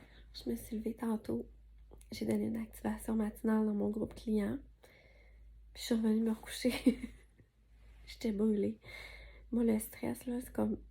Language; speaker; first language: French; native; French